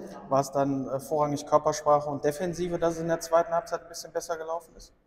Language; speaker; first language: German; native; German